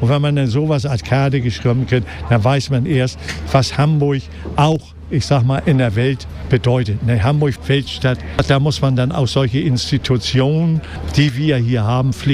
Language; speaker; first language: German; native; German